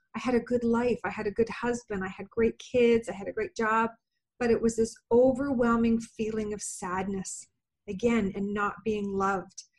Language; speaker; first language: English; native; English